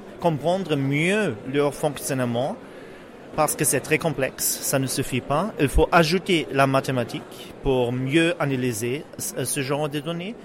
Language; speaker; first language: French; non-native, fluent; Czech